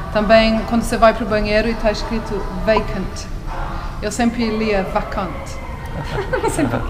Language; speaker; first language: Portuguese; early bilingual, heritage; Portuguese